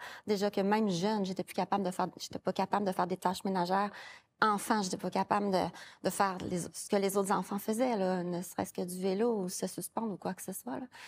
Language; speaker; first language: French; native; French